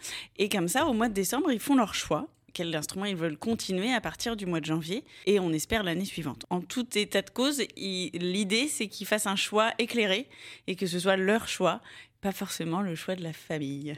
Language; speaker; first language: French; native; French